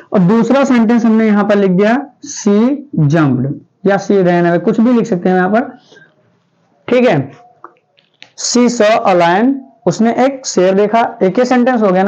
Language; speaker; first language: Hindi; native; Hindi